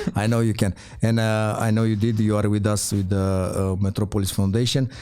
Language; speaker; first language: English; non-native, fluent; Romanian